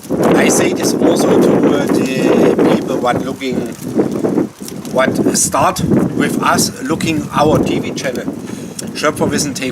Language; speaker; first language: English; non-native, learner; German